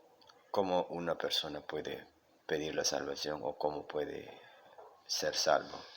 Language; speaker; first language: Spanish; non-native, local second language; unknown